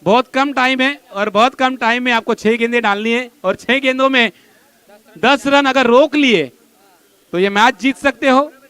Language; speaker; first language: Hindi; non-native, local second language; Marathi